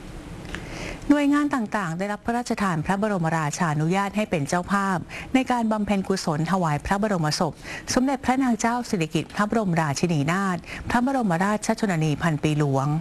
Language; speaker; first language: Thai; native; Thai